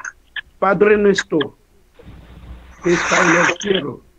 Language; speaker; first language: Spanish; non-native, learner; Haitian Creole